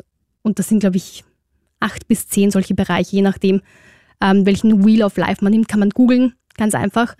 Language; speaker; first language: German; native; German